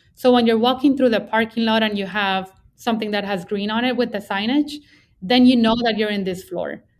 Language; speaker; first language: English; non-native, fluent; Spanish